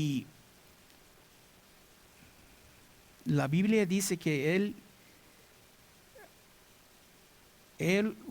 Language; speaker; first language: Spanish; non-native, learner; English